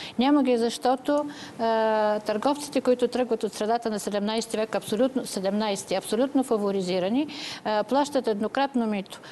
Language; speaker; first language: Bulgarian; native; Bulgarian